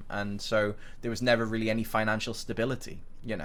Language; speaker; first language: English; native; English